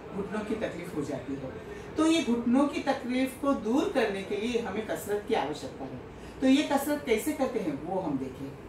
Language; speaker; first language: Hindi; non-native, local second language; Gujarati